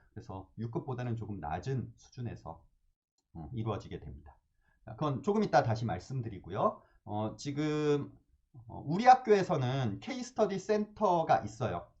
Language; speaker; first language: Korean; native; Korean